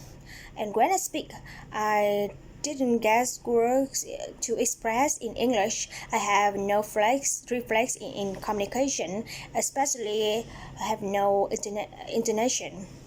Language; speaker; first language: English; non-native, learner; Vietnamese